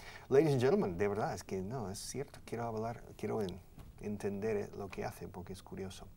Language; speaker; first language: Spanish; non-native, fluent; English